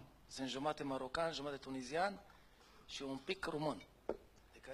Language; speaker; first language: Romanian; non-native, fluent; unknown